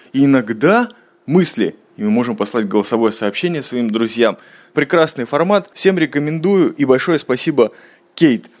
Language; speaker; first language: Russian; native; Russian